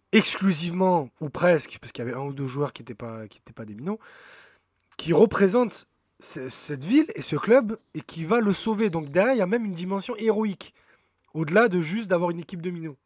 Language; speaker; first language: French; native; French